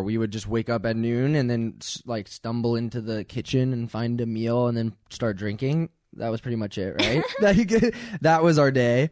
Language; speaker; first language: English; native; English